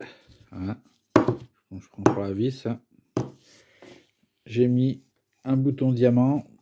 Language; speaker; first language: French; native; French